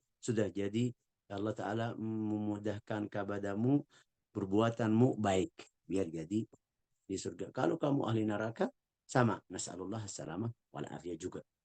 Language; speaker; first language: Indonesian; non-native, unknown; Arabic